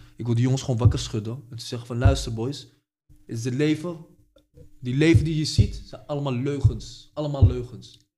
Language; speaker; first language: Dutch; early bilingual, other home language; Arabic